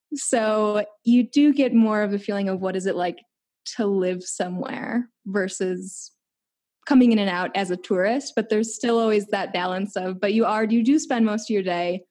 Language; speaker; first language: English; native; English